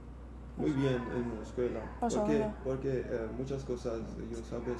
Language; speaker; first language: Spanish; non-native, learner; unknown